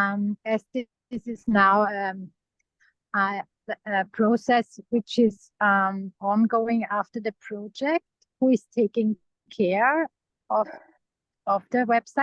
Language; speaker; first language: English; non-native, fluent; German